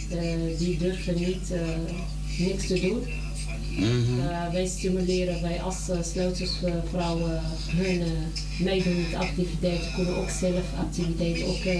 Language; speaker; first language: Dutch; non-native, learner; Arabic